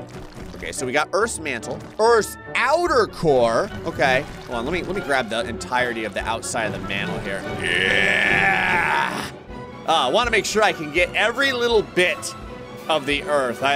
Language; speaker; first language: English; native; English